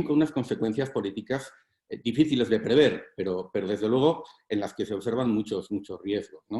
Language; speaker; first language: Spanish; native; Spanish